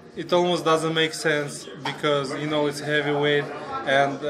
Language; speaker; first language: English; non-native, fluent; Russian